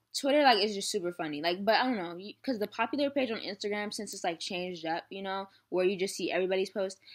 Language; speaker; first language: English; native; English